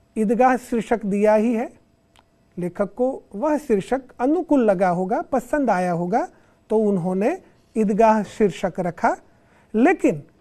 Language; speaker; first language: Hindi; non-native, local second language; Gujarati